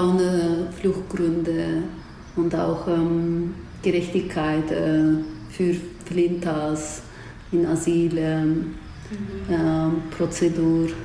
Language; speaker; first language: German; non-native, learner; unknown